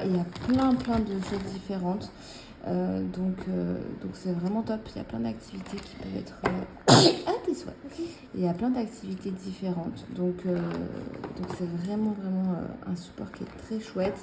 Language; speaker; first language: French; native; French